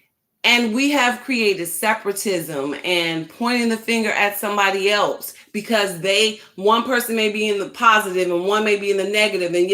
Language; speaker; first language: English; native; English